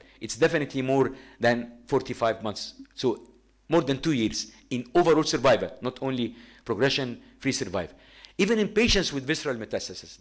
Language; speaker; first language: English; non-native, fluent; Arabic